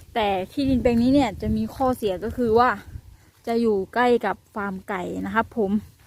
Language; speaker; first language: Thai; native; Thai